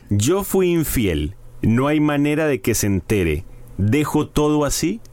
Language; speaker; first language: Spanish; native; Spanish